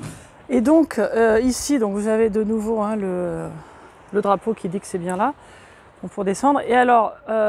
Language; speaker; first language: French; native; French